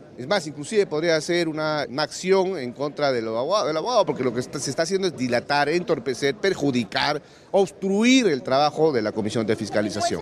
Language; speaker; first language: Spanish; native; Spanish